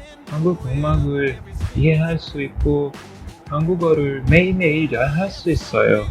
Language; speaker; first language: Korean; non-native, learner; Portuguese